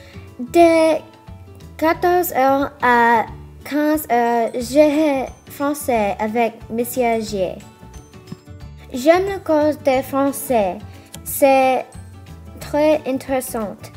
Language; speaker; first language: French; non-native, learner; English